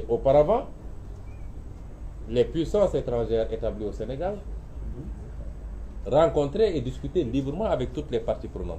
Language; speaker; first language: French; non-native, local second language; Wolof